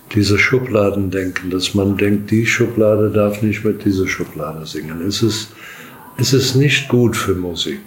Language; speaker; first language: German; non-native, fluent; English